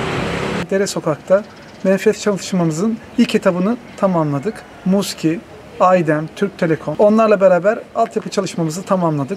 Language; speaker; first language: Turkish; native; Turkish